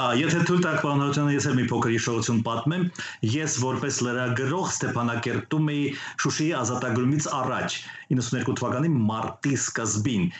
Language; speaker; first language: Armenian; native; Armenian